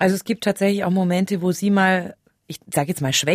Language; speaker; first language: German; native; German